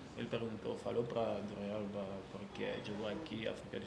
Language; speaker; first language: Portuguese; non-native, learner; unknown